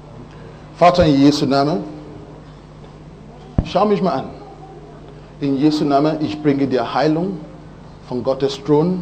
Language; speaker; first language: German; non-native, learner; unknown